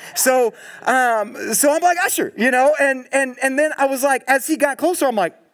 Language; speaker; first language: English; native; English